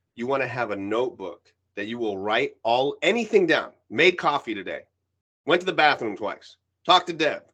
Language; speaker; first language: English; early bilingual, other home language; Spanish